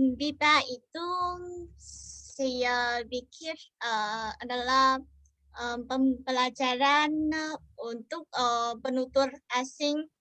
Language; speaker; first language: Indonesian; non-native, learner; Vietnamese